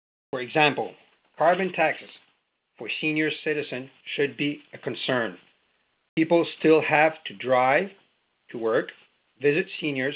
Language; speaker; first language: English; non-native, fluent; French